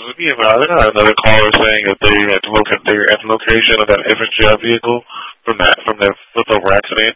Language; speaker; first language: English; native; English